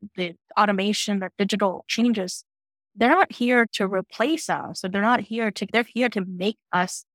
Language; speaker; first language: English; non-native, local second language; Gujarati